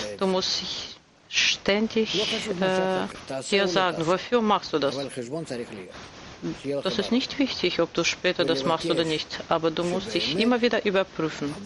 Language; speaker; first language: German; non-native, fluent; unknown